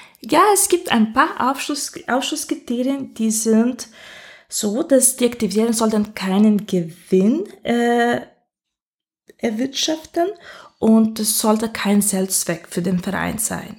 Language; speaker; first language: German; non-native, fluent; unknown